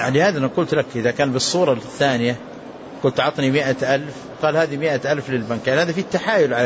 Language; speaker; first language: Arabic; native; Arabic